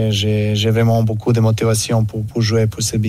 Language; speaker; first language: French; non-native, learner; Serbian